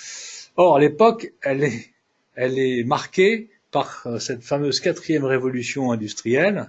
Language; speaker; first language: French; native; French